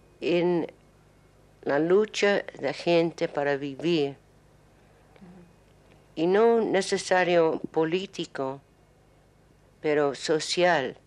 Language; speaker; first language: Spanish; non-native, learner; English